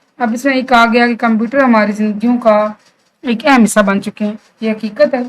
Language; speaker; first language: Urdu; non-native, local second language; Punjabi